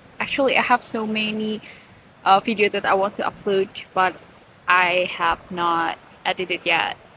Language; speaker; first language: English; non-native, learner; Indonesian